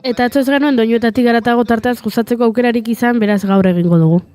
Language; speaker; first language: Basque; native; Basque